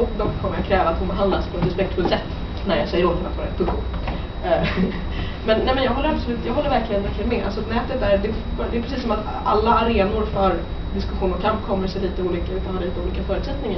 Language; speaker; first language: Swedish; native; Swedish